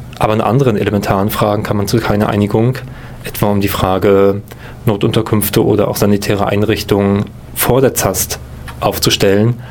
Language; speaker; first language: German; native; German